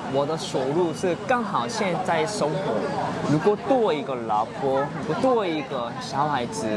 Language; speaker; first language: Chinese; non-native, fluent; Korean